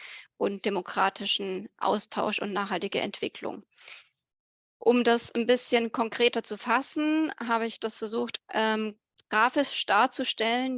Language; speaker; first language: German; native; German